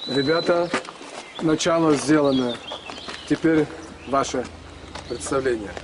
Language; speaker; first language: Russian; native; Russian